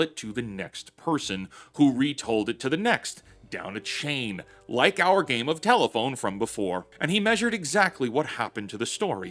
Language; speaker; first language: English; native; English